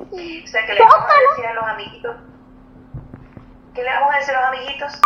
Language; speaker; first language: Spanish; native; Spanish